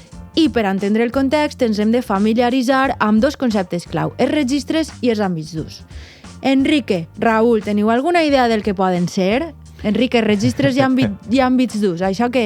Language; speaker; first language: Catalan; native; Catalan